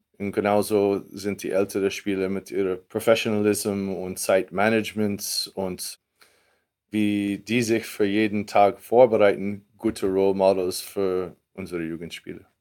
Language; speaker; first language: German; non-native, fluent; English